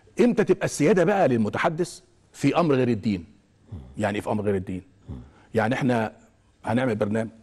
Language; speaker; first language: Arabic; native; Arabic